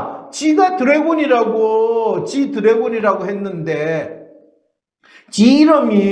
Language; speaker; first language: Korean; native; Korean